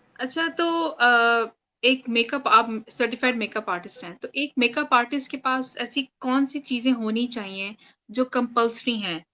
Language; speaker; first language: Urdu; native; Urdu